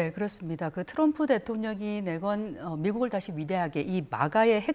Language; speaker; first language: Korean; native; Korean